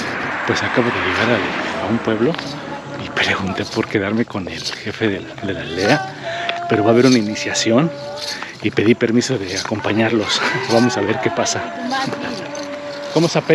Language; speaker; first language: Spanish; native; Spanish